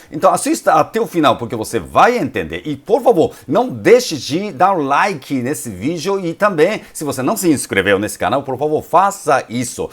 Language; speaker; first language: Portuguese; non-native, fluent; Japanese